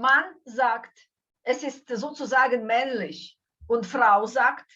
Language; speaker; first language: German; non-native, fluent; Ukrainian